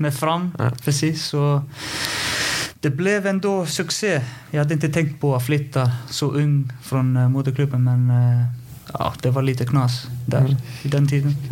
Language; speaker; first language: Swedish; non-native, fluent; Icelandic